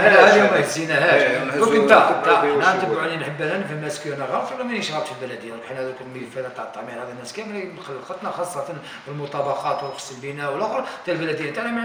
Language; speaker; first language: Arabic; native; Arabic